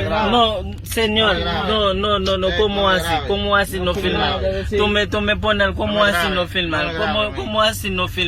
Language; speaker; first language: Spanish; non-native, learner; Haitian Creole